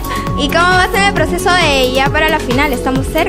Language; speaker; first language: Spanish; native; Spanish